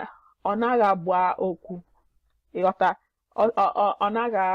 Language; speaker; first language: Igbo; non-native, learner; English